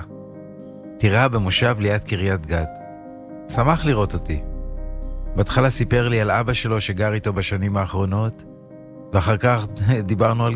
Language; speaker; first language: Hebrew; native; Hebrew